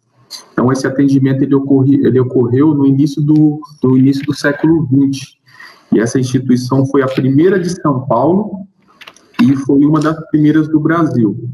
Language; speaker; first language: Portuguese; native; Portuguese